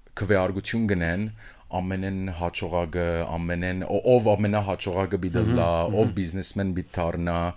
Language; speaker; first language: Armenian; early bilingual, heritage; Armenian